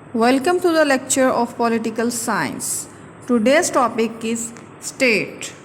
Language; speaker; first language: English; non-native, local second language; Urdu